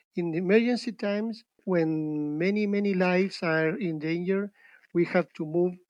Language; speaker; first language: English; non-native, fluent; Spanish